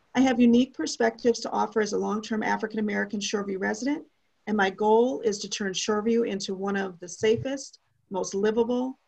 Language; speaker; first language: English; native; English